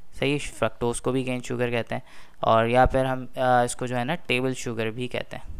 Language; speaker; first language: Urdu; native; Urdu